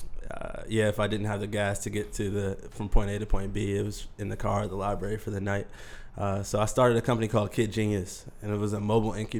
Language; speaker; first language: English; native; English